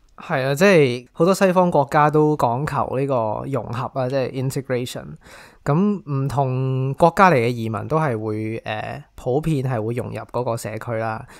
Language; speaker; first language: Cantonese; native; Cantonese